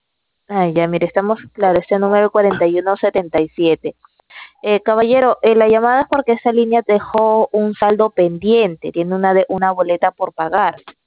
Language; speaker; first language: Spanish; native; Spanish